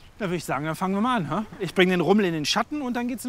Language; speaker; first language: German; native; German